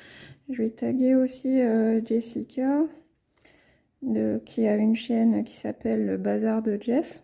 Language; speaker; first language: French; native; French